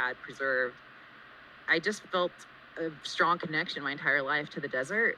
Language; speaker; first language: English; native; English